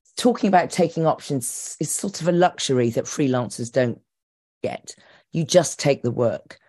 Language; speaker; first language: English; native; English